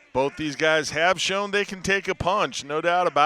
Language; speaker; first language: English; native; English